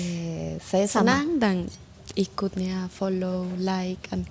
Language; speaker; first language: Indonesian; non-native, learner; Spanish